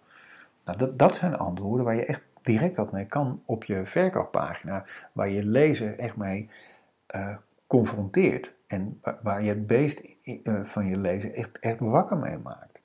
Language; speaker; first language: Dutch; native; Dutch